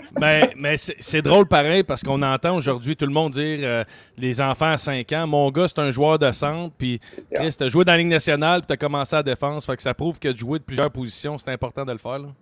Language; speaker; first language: French; native; French